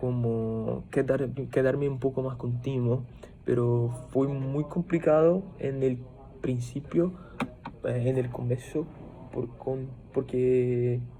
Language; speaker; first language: Spanish; non-native, fluent; Portuguese